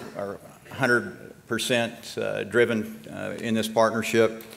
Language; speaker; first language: English; native; English